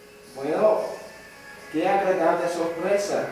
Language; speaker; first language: Spanish; non-native, learner; English